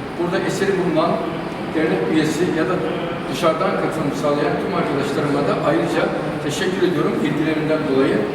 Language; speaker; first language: Turkish; native; Turkish